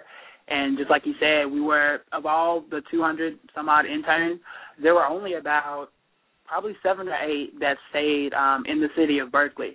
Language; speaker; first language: English; native; English